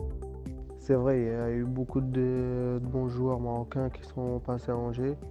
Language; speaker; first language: French; non-native, local second language; Arabic